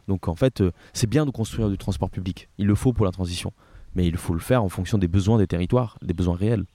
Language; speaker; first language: French; non-native, fluent; Italian